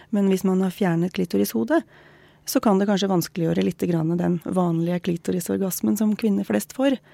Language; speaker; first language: Norwegian; native; Norwegian